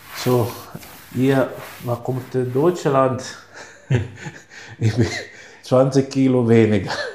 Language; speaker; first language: German; non-native, learner; Italian